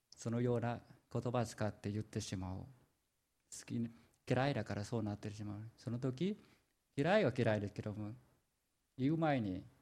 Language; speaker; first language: Japanese; non-native, fluent; Vietnamese